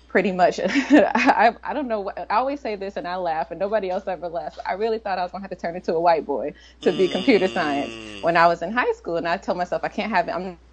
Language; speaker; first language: English; native; English